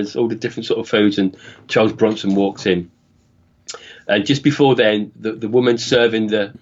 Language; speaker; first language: English; native; English